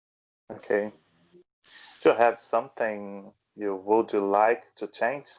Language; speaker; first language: English; non-native, learner; Portuguese